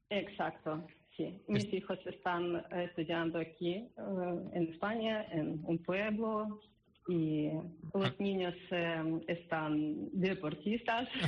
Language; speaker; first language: Spanish; non-native, learner; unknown